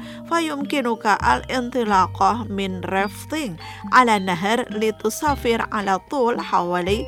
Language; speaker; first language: Arabic; non-native, fluent; Indonesian